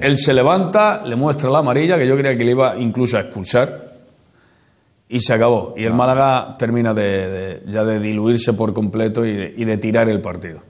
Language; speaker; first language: Spanish; native; Spanish